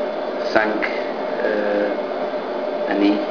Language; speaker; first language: French; non-native, learner; English